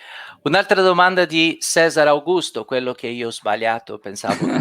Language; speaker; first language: Italian; non-native, fluent; Portuguese